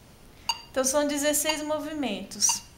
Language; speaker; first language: Portuguese; native; Portuguese